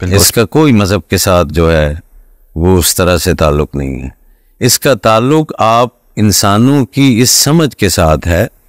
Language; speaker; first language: Urdu; non-native, local second language; Punjabi